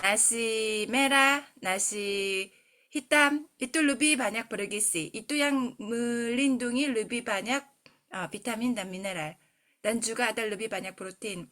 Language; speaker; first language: Indonesian; non-native, fluent; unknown